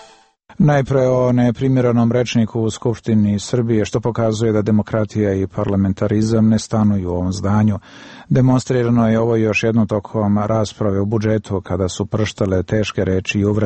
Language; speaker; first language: Bosnian; native; Bosnian